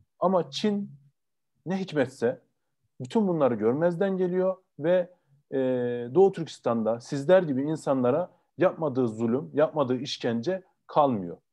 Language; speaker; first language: Turkish; native; Turkish